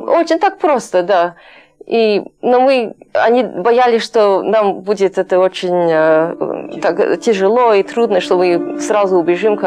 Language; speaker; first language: Russian; non-native, fluent; English